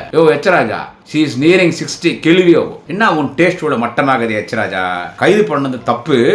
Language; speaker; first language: Tamil; non-native, local second language; Telugu